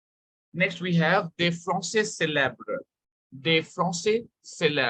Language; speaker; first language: French; non-native, fluent; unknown